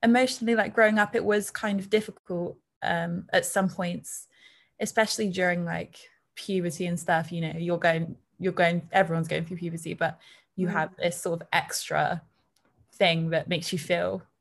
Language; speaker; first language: English; native; English